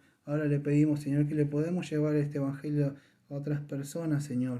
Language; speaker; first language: Spanish; native; Spanish